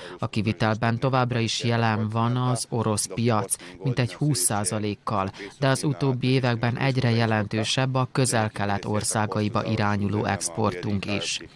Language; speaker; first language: Hungarian; native; Hungarian